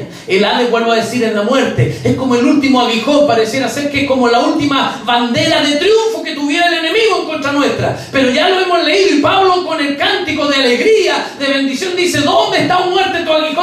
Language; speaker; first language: Spanish; native; Spanish